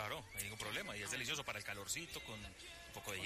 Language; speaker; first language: Spanish; native; Spanish